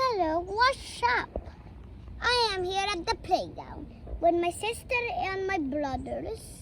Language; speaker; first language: English; early bilingual, other home language; Bangla